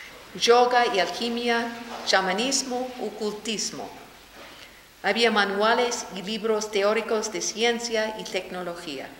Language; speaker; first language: Spanish; non-native, fluent; English